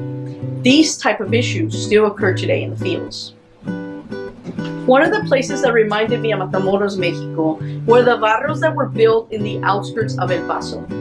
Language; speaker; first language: English; non-native, local second language; Spanish